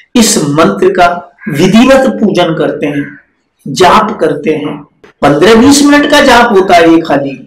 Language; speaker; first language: Hindi; native; Hindi